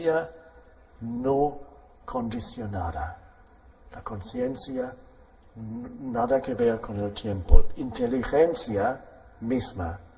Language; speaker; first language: Spanish; non-native, fluent; German